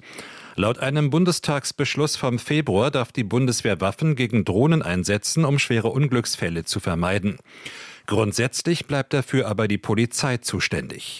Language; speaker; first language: German; native; German